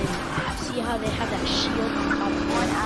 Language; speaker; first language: English; native; English